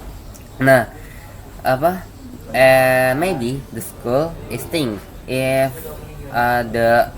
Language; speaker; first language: English; non-native, learner; Indonesian